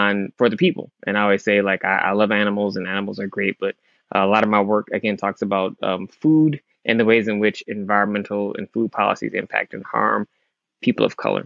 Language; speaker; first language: English; native; English